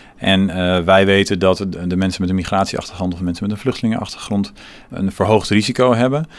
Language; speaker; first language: Dutch; native; Dutch